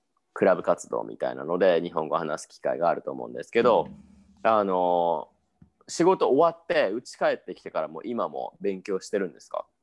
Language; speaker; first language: Japanese; native; Japanese